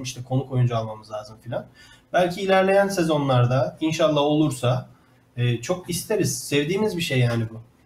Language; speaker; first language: Turkish; native; Turkish